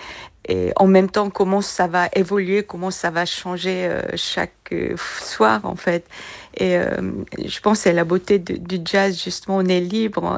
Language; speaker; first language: French; non-native, fluent; Korean